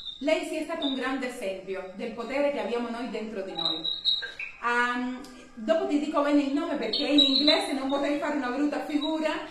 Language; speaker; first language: Italian; non-native, fluent; Spanish